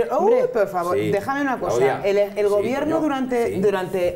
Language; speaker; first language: Spanish; native; Spanish